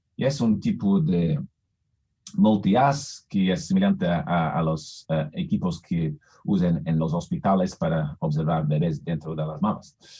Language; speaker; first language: Spanish; non-native, fluent; English